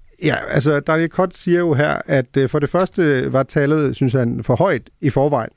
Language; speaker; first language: Danish; early bilingual, heritage; Danish